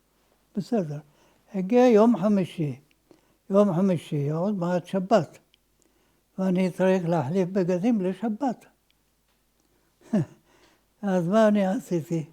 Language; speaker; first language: Hebrew; non-native, fluent; Ladino